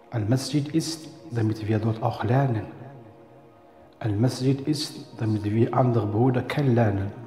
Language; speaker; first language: German; non-native, fluent; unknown